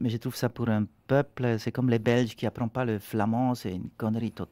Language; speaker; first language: French; non-native, local second language; Swiss German